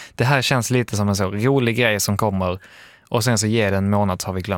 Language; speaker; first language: Swedish; native; Swedish